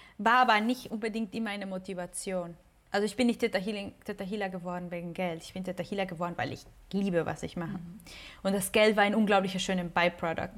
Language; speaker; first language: German; non-native, fluent; Spanish